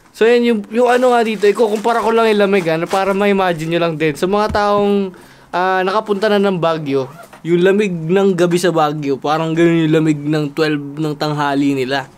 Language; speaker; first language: Filipino; native; Filipino